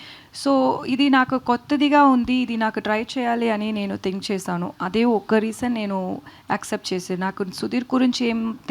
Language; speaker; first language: Telugu; non-native, local second language; Tamil